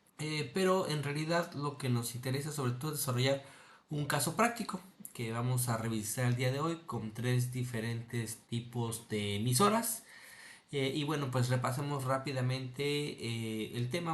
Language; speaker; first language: Spanish; native; Spanish